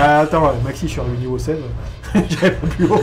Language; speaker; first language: French; native; French